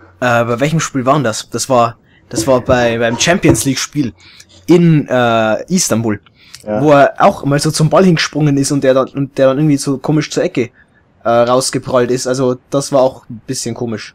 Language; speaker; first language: German; native; German